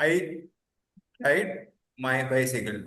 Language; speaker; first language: English; non-native, fluent; Malayalam